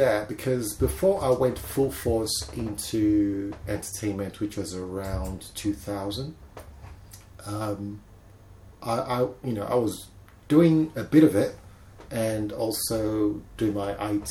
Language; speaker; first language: English; non-native, local second language; Yoruba